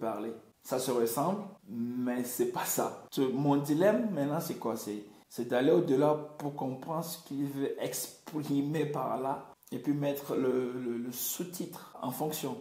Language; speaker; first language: French; non-native, local second language; Ewe